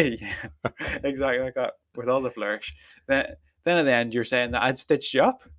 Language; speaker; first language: English; native; English